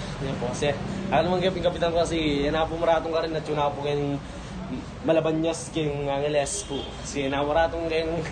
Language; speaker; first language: Filipino; non-native, local second language; Pampanga